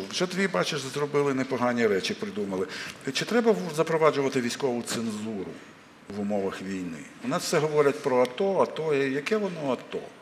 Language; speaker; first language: Ukrainian; non-native, local second language; Russian